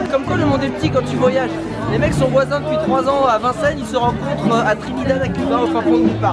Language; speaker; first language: French; native; French